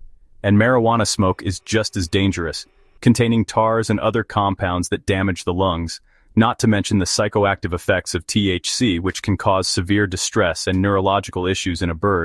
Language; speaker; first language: English; native; English